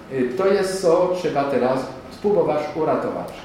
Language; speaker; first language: Polish; non-native, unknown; French